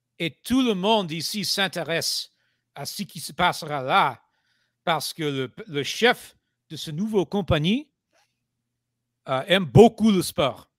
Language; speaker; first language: French; non-native, fluent; English